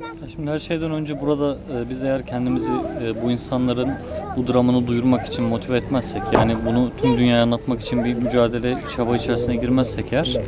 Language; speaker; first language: Turkish; native; Turkish